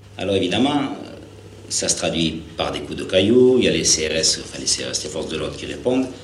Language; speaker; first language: French; native; French